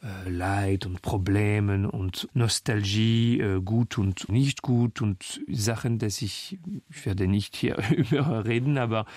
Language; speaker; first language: German; non-native, fluent; French